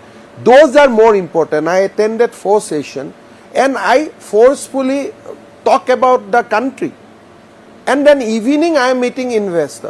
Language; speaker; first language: English; non-native, local second language; Assamese